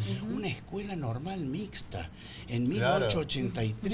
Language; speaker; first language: Spanish; native; Spanish